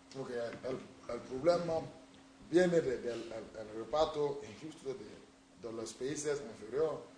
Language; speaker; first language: Spanish; non-native, learner; Mossi